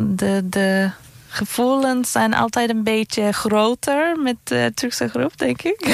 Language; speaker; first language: Dutch; non-native, learner; Turkish